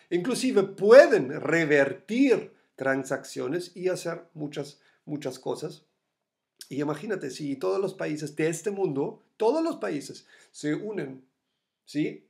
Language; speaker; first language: Spanish; non-native, fluent; German